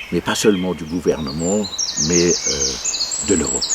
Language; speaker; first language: French; non-native, local second language; Luxembourgish